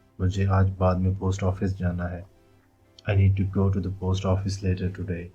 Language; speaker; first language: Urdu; native; Urdu